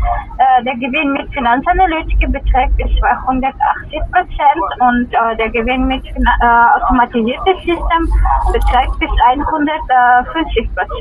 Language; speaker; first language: German; non-native, learner; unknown